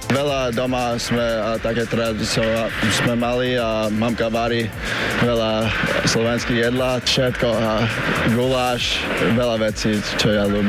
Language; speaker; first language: Slovak; early bilingual, heritage; English